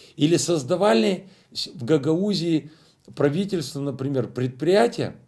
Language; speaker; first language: Russian; non-native, local second language; Romanian